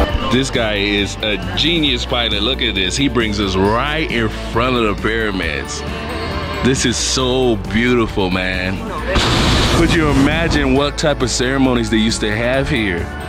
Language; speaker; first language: English; native; English